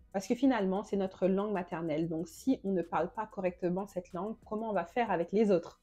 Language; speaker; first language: French; native; French